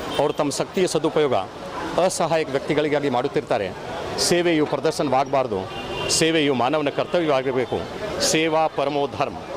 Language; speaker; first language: Kannada; non-native, local second language; Hindi